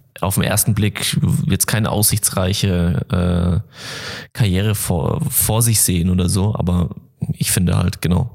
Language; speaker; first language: German; native; German